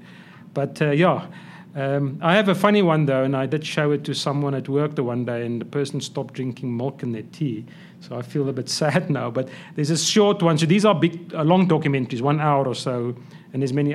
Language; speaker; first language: English; non-native, local second language; Afrikaans